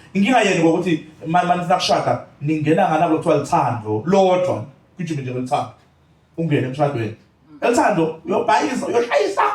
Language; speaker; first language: Zulu; native; Zulu